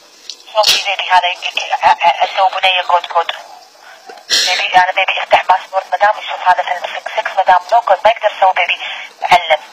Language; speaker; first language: Arabic; non-native, learner; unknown